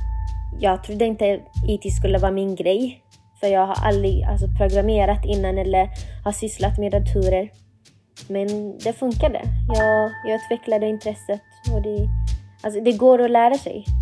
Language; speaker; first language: Swedish; non-native, fluent; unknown